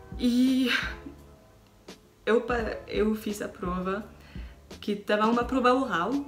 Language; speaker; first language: Portuguese; non-native, learner; French